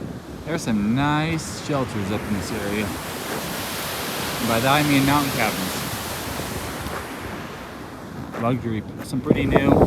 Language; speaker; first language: English; native; English